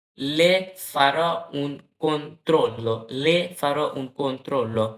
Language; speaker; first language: Italian; non-native, learner; Bangla